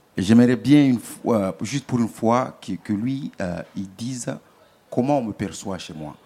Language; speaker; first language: French; non-native, local second language; Comorian